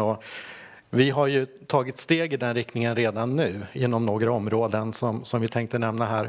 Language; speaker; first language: Swedish; native; Swedish